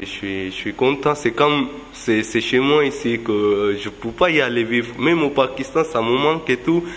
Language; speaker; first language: French; non-native, fluent; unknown